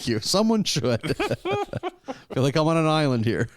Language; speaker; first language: English; native; English